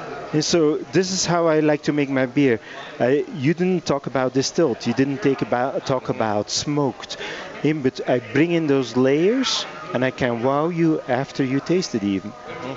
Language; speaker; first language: English; non-native, fluent; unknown